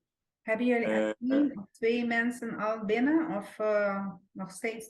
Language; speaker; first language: Dutch; non-native, local second language; Papiamento